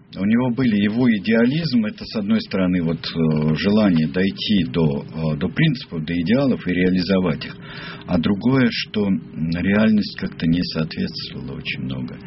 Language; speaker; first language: Russian; native; Russian